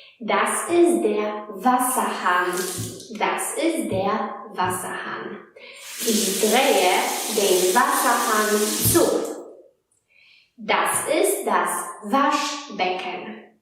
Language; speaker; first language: German; non-native, fluent; Polish